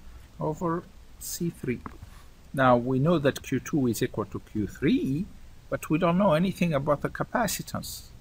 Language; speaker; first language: English; non-native, fluent; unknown